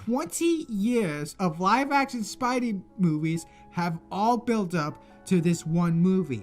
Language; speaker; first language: English; native; English